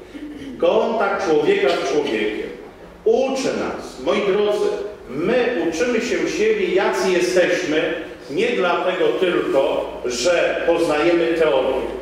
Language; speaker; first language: Polish; native; Polish